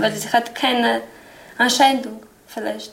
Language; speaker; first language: German; non-native, learner; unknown